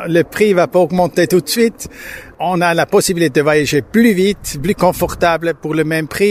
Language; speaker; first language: French; non-native, local second language; German